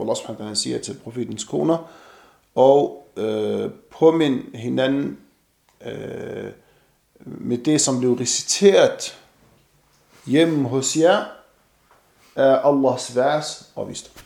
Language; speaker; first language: Danish; non-native, fluent; Arabic